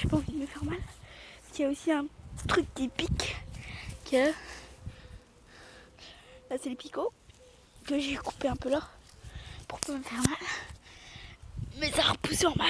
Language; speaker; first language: French; native; French